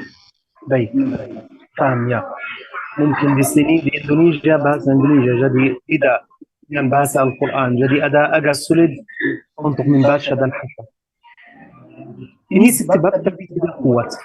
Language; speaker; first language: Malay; non-native, learner; Arabic